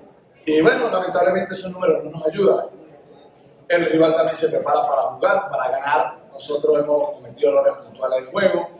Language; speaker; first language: Spanish; native; Spanish